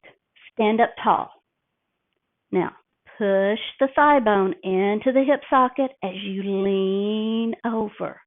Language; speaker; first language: English; native; English